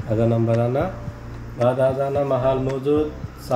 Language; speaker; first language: Arabic; non-native, learner; Hindi